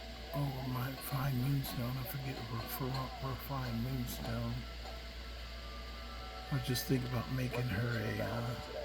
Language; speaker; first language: English; native; English